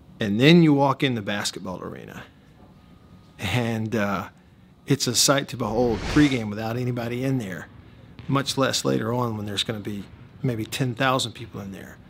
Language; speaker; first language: English; native; English